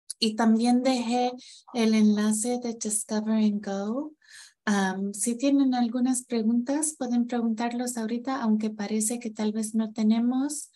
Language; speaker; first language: Spanish; non-native, fluent; English